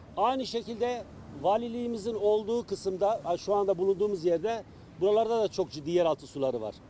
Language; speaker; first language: Turkish; native; Turkish